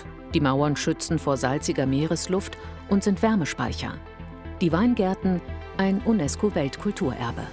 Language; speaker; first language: German; native; German